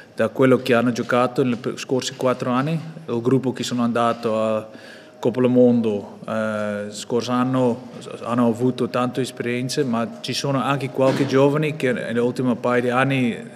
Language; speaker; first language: Italian; non-native, fluent; Afrikaans